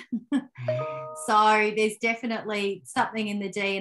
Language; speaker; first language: English; native; English